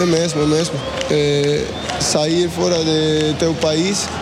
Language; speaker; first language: Portuguese; non-native, fluent; Spanish